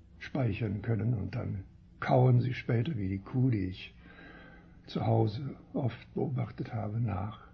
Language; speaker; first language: German; early bilingual, heritage; German